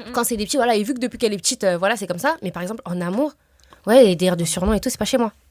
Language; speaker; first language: French; early bilingual, other home language; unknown